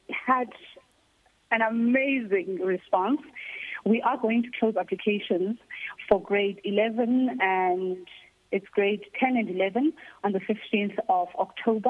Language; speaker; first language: English; non-native, local second language; Xhosa